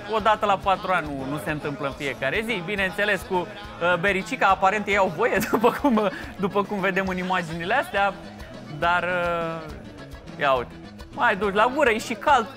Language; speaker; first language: Romanian; native; Romanian